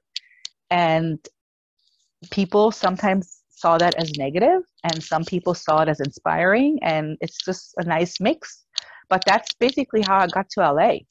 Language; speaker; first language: English; non-native, fluent; German